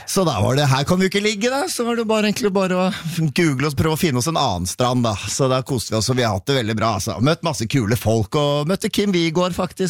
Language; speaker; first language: Norwegian; native; Norwegian